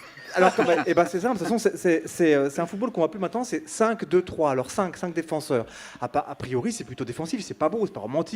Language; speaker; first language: French; native; French